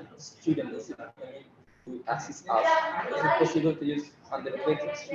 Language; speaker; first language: English; non-native, learner; Indonesian